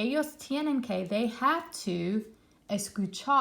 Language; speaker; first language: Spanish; non-native, fluent; English